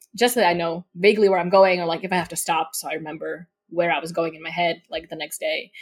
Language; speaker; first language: English; non-native, fluent; Slovak